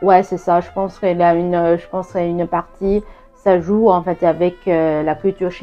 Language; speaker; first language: French; non-native, fluent; Chinese